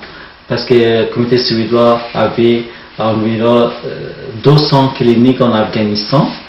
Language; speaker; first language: French; non-native, learner; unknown